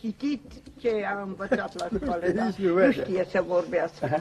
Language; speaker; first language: Romanian; non-native, local second language; Hungarian